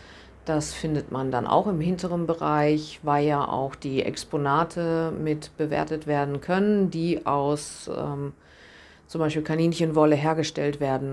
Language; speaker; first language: German; native; German